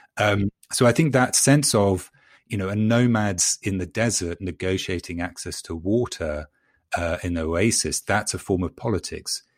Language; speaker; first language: English; native; English